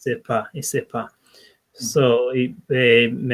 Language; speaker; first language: French; non-native, learner; English